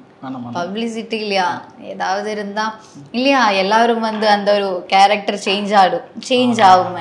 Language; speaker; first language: Tamil; non-native, learner; Malayalam